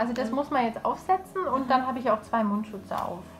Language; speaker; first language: German; native; German